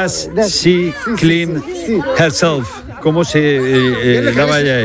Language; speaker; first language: Spanish; native; Spanish